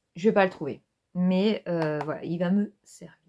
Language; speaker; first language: French; native; French